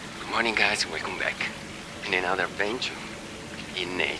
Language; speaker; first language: English; non-native, fluent; Italian